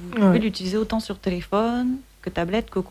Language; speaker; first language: French; native; French